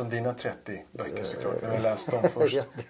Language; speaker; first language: Swedish; native; Swedish